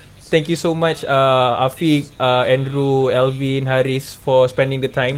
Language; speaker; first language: English; non-native, local second language; Malay